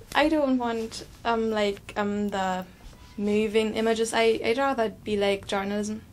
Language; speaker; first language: English; non-native, fluent; German